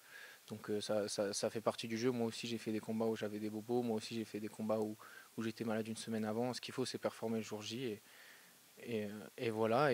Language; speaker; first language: French; native; French